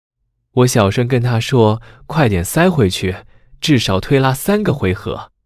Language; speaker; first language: Chinese; native; Chinese